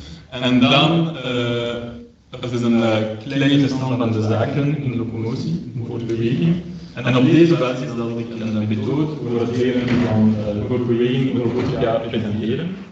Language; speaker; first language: Dutch; non-native, local second language; French